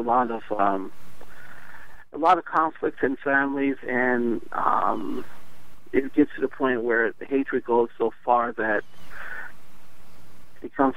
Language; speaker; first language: English; native; English